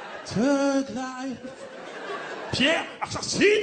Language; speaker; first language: French; early bilingual, other home language; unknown